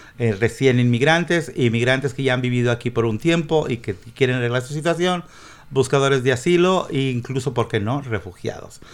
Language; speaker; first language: Spanish; native; Spanish